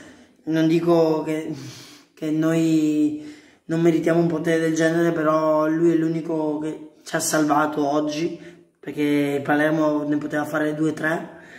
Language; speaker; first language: Italian; native; Italian